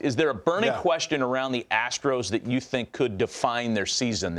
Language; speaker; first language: English; native; English